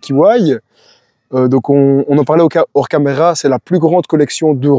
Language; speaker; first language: French; native; French